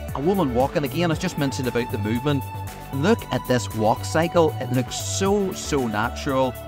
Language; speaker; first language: English; native; English